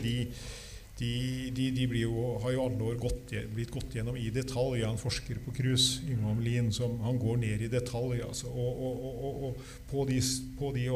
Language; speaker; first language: Norwegian; native; Norwegian